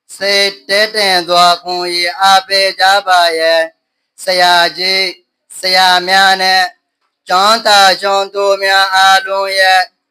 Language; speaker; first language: Burmese; non-native, local second language; Rohingya